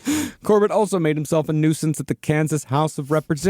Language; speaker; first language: English; native; English